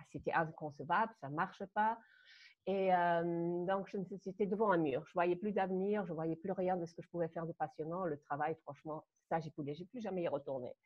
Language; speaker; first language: French; non-native, fluent; German